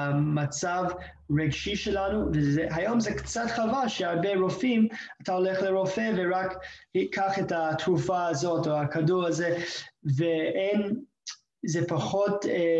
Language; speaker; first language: Hebrew; non-native, fluent; English